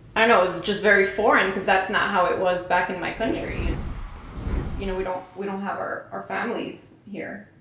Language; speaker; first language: English; non-native, fluent; Portuguese